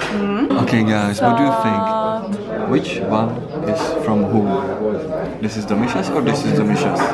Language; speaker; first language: English; non-native, learner; Czech